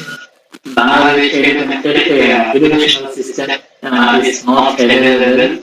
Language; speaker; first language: English; non-native, learner; Bangla